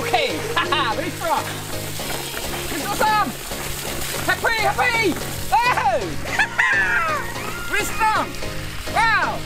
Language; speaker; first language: English; non-native, learner; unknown